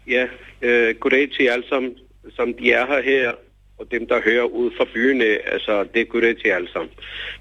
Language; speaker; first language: Danish; non-native, learner; Urdu